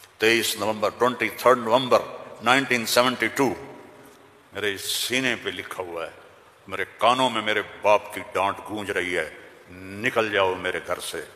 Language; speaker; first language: Urdu; non-native, local second language; Punjabi